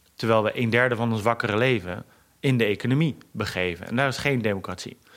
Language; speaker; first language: Dutch; native; Dutch